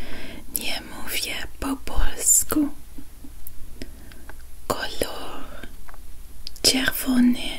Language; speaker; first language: Polish; non-native, learner; Dutch